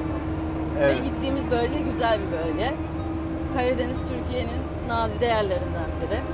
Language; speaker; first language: Turkish; native; Turkish